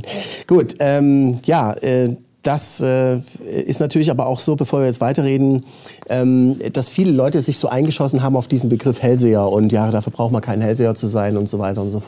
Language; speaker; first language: German; native; German